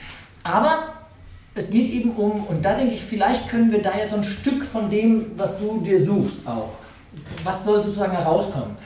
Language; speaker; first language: German; native; German